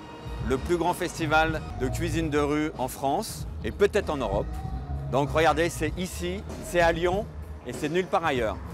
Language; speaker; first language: French; native; French